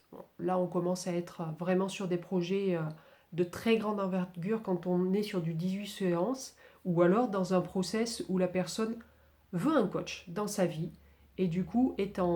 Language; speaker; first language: French; native; French